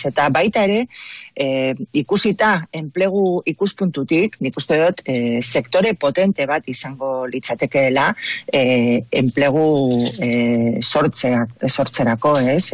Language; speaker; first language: Basque; non-native, local second language; Spanish